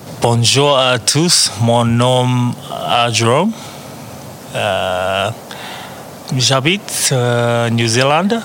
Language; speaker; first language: French; non-native, learner; English